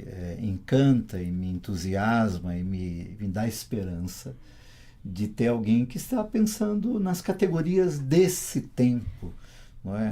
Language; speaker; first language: Portuguese; native; Portuguese